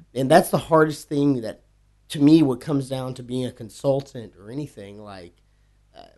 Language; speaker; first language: English; native; English